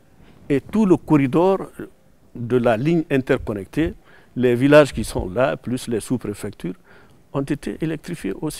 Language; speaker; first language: French; non-native, local second language; Susu